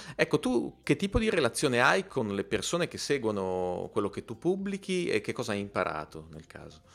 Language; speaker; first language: Italian; native; Italian